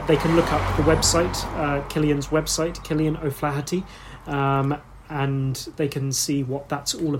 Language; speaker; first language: English; native; English